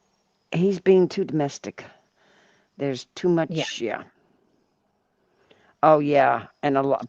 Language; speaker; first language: English; native; English